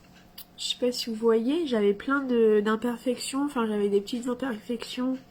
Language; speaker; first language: French; native; French